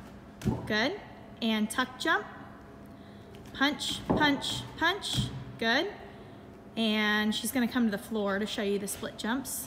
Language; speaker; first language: English; native; English